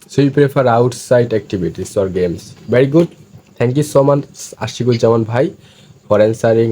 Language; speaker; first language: English; non-native, fluent; Bangla